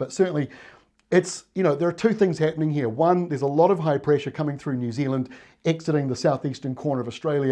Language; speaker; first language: English; native; English